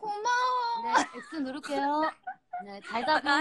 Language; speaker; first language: Korean; native; Korean